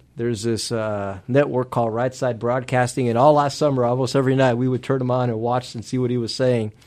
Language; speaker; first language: English; early bilingual, other home language; Spanish